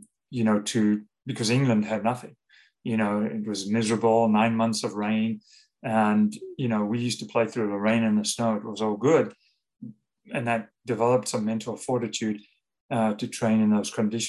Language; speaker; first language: English; native; English